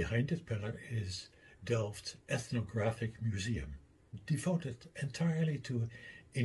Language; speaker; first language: English; non-native, fluent; Dutch